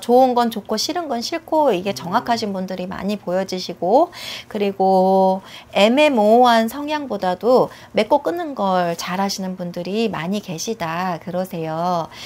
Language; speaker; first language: Korean; native; Korean